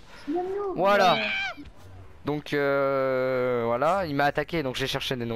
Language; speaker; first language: French; native; French